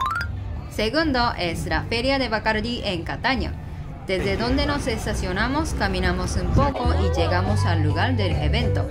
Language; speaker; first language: Spanish; non-native, learner; Japanese